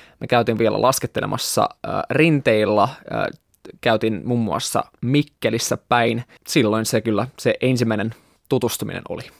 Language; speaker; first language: Finnish; non-native, fluent; Russian